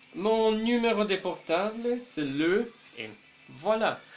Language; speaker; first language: French; non-native, fluent; Spanish